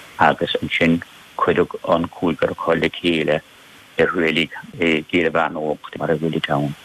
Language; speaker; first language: Irish; native; Irish